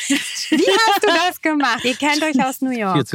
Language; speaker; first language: German; native; German